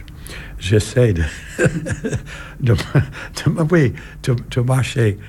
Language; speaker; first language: French; non-native, learner; English